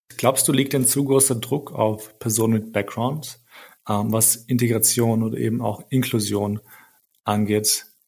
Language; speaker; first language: German; early bilingual, other home language; Albanian